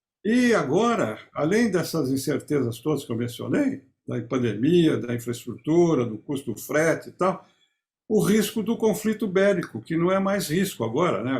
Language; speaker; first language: Portuguese; native; Portuguese